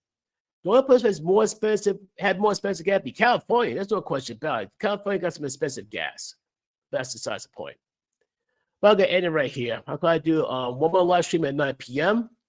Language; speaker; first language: English; native; English